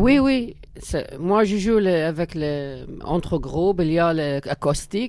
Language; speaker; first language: French; non-native, learner; Arabic